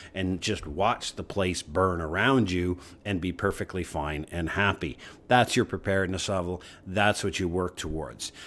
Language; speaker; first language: English; native; English